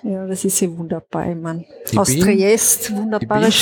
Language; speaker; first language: German; native; German